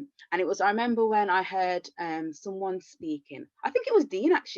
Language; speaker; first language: English; native; English